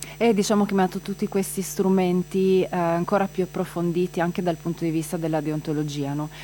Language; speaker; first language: Italian; native; Italian